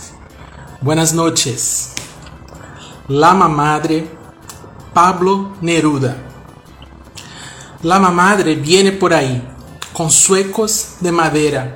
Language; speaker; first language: Spanish; non-native, fluent; Portuguese